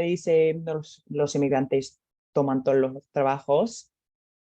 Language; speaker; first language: Spanish; non-native, learner; English